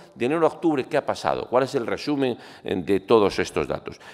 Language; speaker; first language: Spanish; native; Spanish